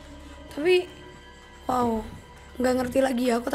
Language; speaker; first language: Indonesian; native; Indonesian